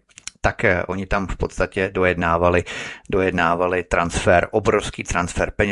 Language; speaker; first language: Czech; native; Czech